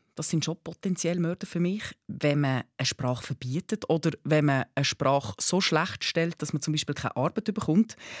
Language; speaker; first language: German; native; German